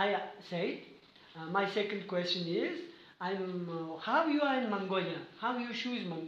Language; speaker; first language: English; non-native, learner; Mongolian